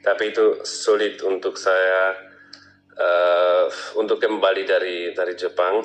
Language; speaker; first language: Indonesian; non-native, learner; Czech